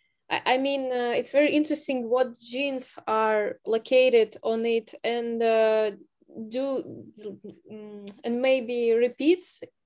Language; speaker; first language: English; non-native, fluent; Russian